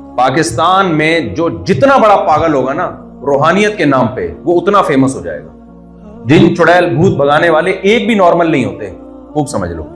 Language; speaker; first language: Urdu; native; Urdu